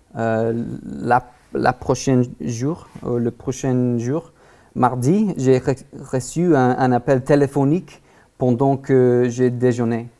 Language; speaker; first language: French; non-native, learner; English